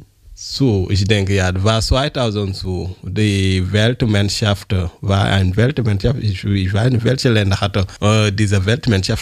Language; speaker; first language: German; non-native, learner; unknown